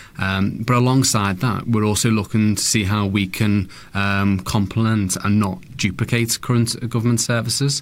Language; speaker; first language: English; native; English